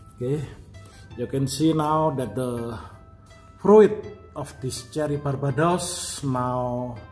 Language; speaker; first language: English; non-native, learner; Indonesian